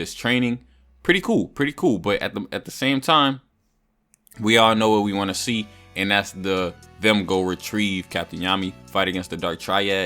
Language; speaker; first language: English; native; English